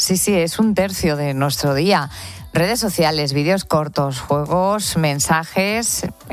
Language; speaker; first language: Spanish; native; Spanish